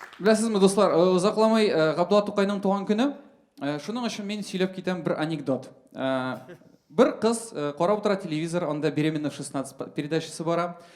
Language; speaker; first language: Tatar; non-native, local second language; Russian